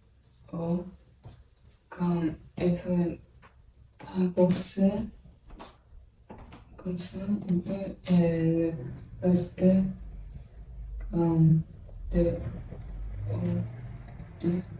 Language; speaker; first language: French; non-native, learner; Chinese